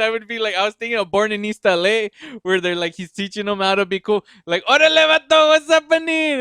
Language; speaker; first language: English; native; English